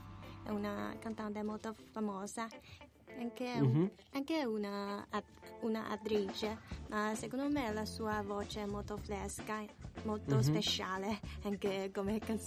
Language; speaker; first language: Italian; non-native, learner; Chinese